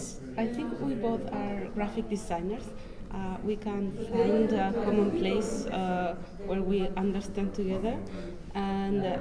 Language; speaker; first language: English; non-native, fluent; Spanish